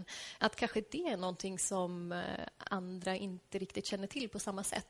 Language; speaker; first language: Swedish; native; Swedish